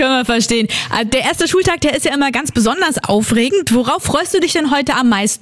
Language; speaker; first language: German; native; German